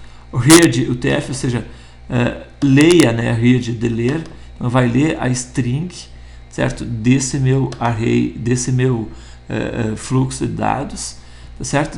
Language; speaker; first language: Portuguese; native; Portuguese